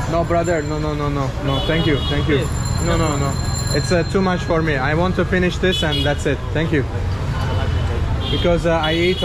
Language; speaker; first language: English; non-native, fluent; Azerbaijani